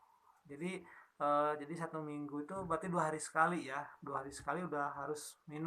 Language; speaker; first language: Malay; non-native, local second language; Sundanese